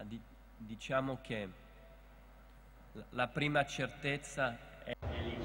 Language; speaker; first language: Italian; early bilingual, heritage; Italian